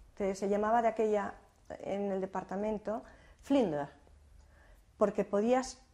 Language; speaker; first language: Spanish; native; Spanish